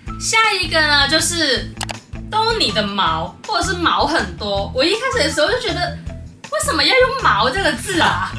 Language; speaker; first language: Chinese; non-native, local second language; Cantonese